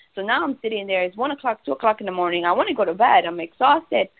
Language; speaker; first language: English; early bilingual, other home language; Spanish